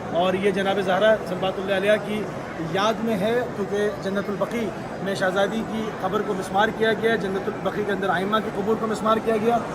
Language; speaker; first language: Urdu; native; Urdu